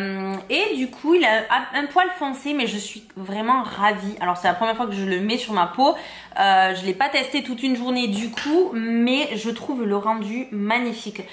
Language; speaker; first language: French; native; French